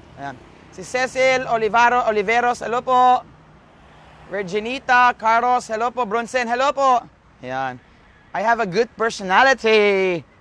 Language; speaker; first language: Filipino; non-native, local second language; Pampanga